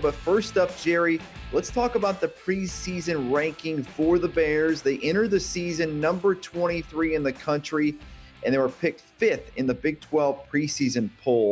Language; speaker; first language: English; native; English